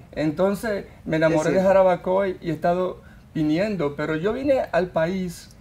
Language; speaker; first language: Spanish; early bilingual, heritage; Spanish